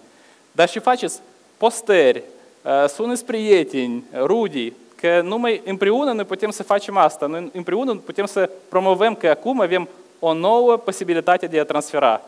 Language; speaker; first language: Romanian; non-native, local second language; Russian